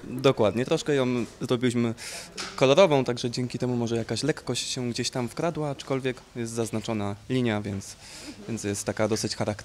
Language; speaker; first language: Polish; native; Polish